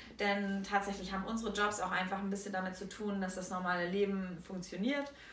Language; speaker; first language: German; native; German